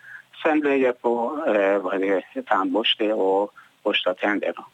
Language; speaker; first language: Swedish; non-native, learner; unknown